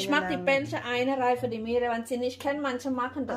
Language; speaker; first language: German; non-native, fluent; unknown